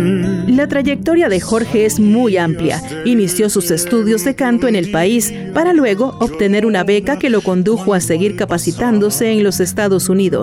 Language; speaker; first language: Spanish; native; Spanish